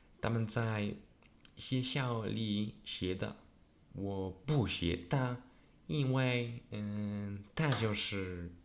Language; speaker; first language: Chinese; non-native, learner; Polish